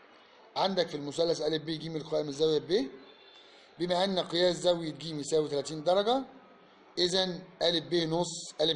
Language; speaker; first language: Arabic; native; Arabic